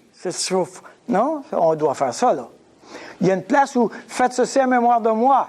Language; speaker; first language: French; native; French